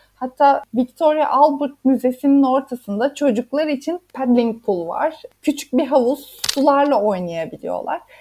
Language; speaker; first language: Turkish; native; Turkish